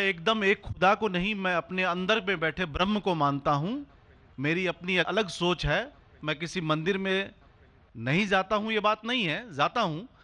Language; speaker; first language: Hindi; native; Hindi